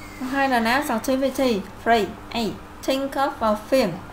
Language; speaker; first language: English; non-native, fluent; Vietnamese